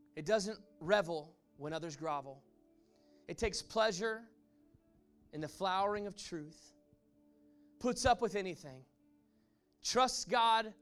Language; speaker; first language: English; native; English